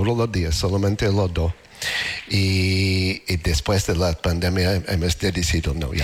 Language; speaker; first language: Spanish; non-native, learner; English